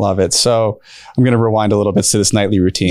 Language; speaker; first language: English; native; English